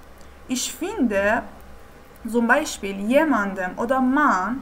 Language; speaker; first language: German; non-native, fluent; Persian